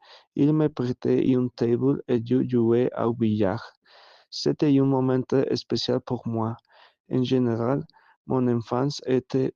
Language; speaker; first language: French; non-native, learner; Spanish